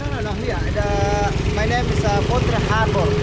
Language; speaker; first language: English; non-native, learner; Indonesian